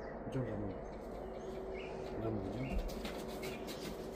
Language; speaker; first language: Russian; native; Russian